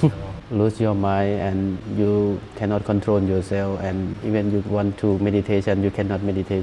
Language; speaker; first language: English; non-native, learner; Thai